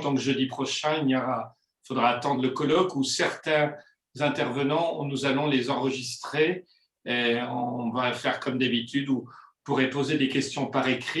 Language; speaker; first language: French; native; French